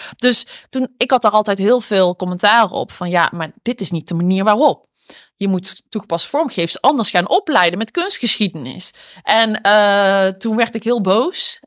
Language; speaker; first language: Dutch; native; Dutch